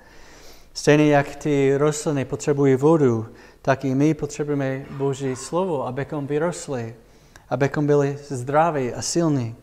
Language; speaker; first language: Czech; non-native, fluent; English